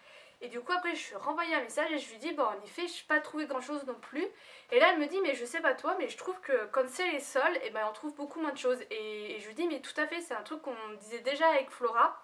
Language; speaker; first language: French; native; French